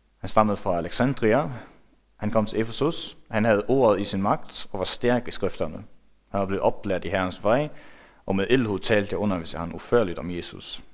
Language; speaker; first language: Danish; non-native, local second language; Faroese